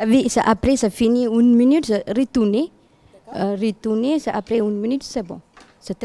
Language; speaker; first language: French; non-native, learner; Tamil